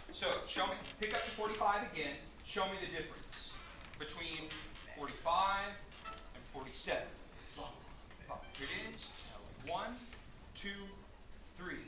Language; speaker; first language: English; native; English